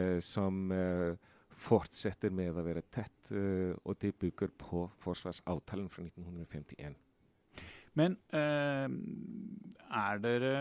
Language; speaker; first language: Norwegian; non-native, fluent; Icelandic